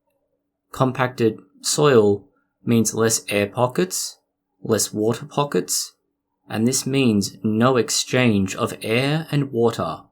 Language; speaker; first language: English; native; English